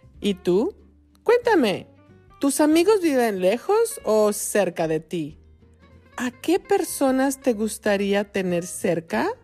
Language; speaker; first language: Spanish; non-native, fluent; English